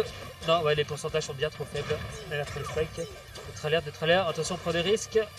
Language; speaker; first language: French; native; French